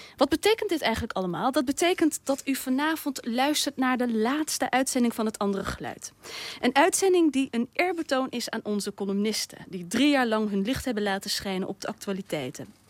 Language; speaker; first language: Dutch; early bilingual, other home language; Turkish